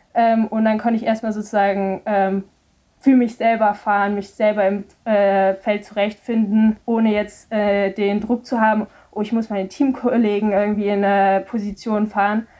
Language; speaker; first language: German; native; German